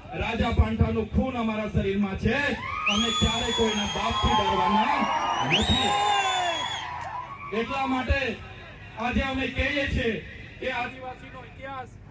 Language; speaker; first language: Gujarati; non-native, local second language; Vasavi